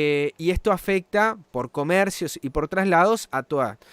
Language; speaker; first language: Spanish; native; Spanish